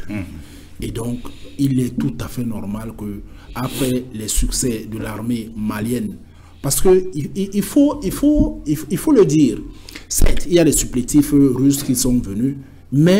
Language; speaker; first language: French; native; French